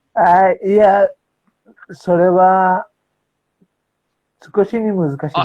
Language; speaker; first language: Japanese; non-native, learner; Bangla